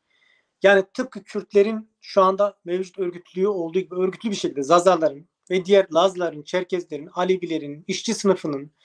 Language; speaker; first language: Turkish; native; Turkish